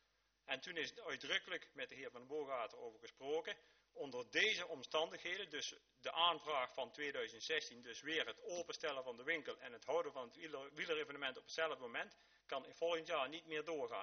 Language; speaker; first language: Dutch; native; Dutch